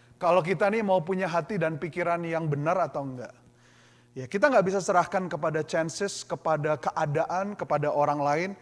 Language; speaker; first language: Indonesian; native; Indonesian